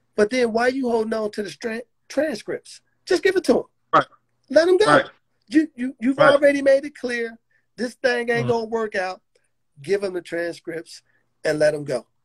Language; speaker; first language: English; native; English